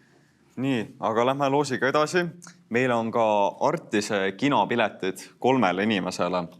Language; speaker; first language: Estonian; native; Estonian